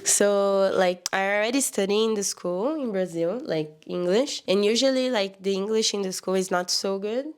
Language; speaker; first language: English; non-native, learner; Portuguese